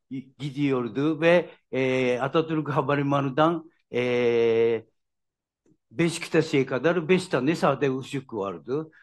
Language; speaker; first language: Turkish; non-native, learner; Japanese